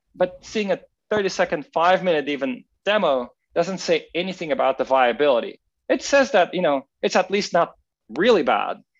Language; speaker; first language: English; non-native, fluent; Dutch